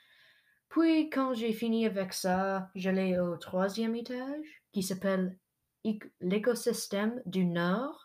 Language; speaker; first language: French; non-native, local second language; English